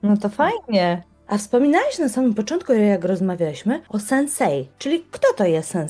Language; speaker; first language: Polish; native; Polish